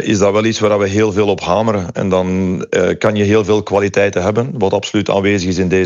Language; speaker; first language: Dutch; native; Dutch